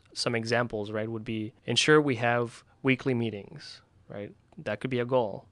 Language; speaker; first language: English; early bilingual, other home language; Spanish